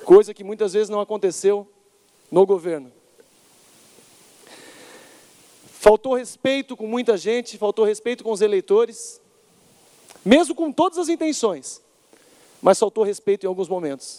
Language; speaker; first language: Portuguese; native; Portuguese